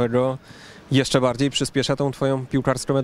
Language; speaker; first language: Polish; native; Polish